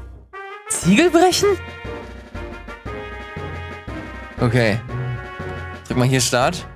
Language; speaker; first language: German; native; German